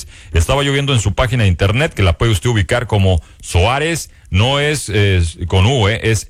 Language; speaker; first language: Spanish; native; Spanish